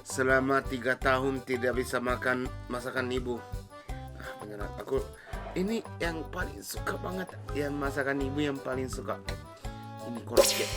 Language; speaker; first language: Indonesian; non-native, fluent; Japanese